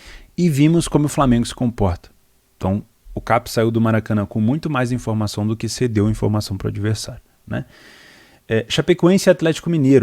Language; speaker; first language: Portuguese; native; Portuguese